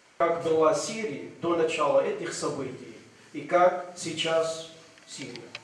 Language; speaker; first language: Russian; non-native, fluent; Arabic